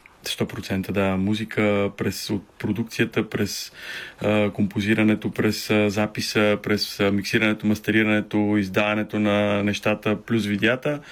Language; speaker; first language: Bulgarian; native; Bulgarian